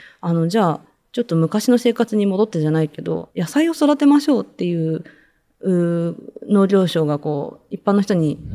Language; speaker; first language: Japanese; native; Japanese